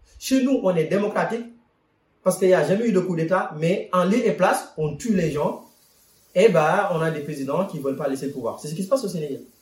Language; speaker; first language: French; non-native, local second language; Wolof